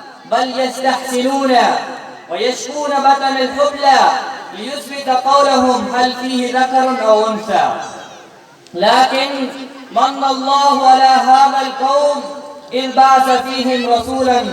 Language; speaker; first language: Arabic; non-native, learner; Urdu